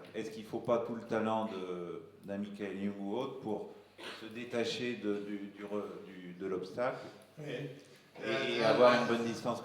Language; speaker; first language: French; native; French